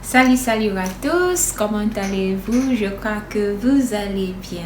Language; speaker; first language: French; non-native, fluent; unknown